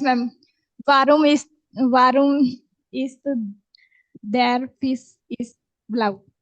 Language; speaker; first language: German; non-native, learner; Hindi